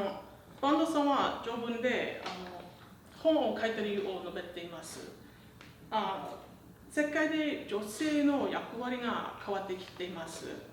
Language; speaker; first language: Japanese; non-native, learner; English